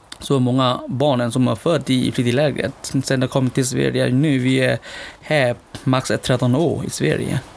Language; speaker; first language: Swedish; non-native, learner; S'gaw Karen